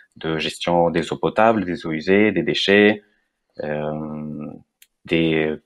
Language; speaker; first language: French; non-native, fluent; Spanish